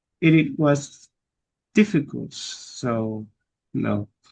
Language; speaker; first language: English; non-native, learner; Vietnamese